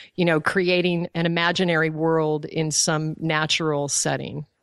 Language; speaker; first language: English; native; English